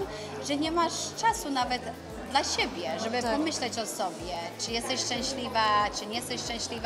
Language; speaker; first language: Polish; early bilingual, other home language; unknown